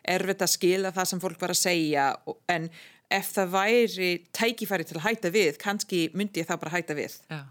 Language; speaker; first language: Icelandic; non-native, fluent; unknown